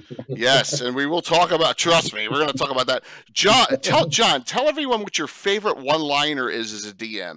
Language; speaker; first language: English; native; English